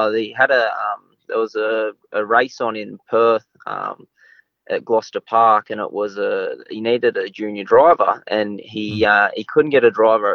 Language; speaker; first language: English; native; English